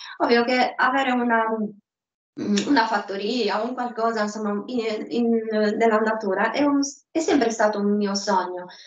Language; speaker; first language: Italian; non-native, fluent; Romanian